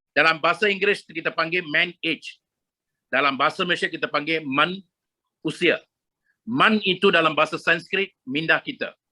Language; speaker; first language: Malay; non-native, local second language; Tamil